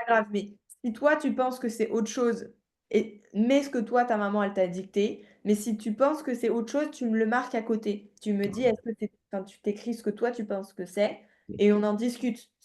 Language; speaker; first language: French; native; French